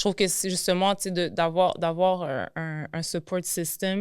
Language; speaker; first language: French; native; French